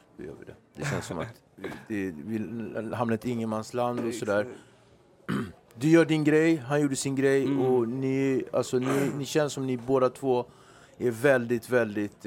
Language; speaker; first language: Swedish; native; Swedish